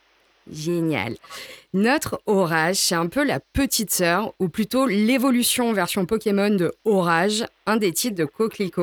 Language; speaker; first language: French; native; French